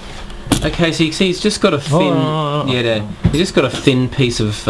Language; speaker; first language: English; native; English